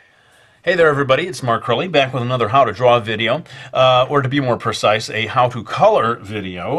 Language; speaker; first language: English; native; English